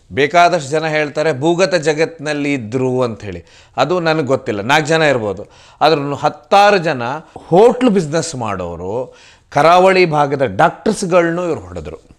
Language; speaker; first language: Kannada; non-native, local second language; Tulu